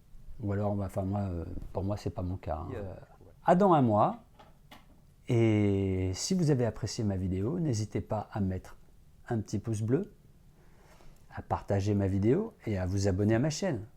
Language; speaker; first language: French; native; French